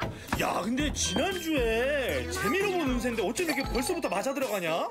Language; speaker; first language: Korean; native; Korean